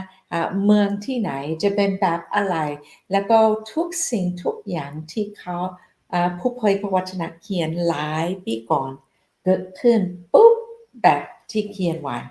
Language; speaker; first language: Thai; non-native, fluent; English